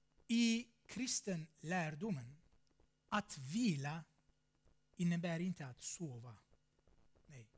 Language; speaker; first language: Swedish; non-native, fluent; Armenian